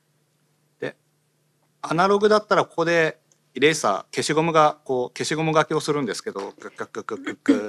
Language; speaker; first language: Japanese; native; Japanese